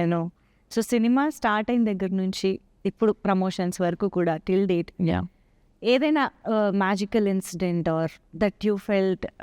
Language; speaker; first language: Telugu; native; Telugu